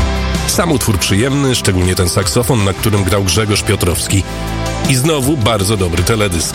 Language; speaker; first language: Polish; native; Polish